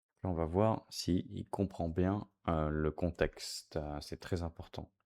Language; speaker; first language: French; native; French